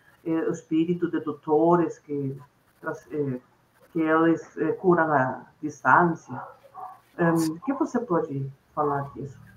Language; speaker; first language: Portuguese; non-native, fluent; Spanish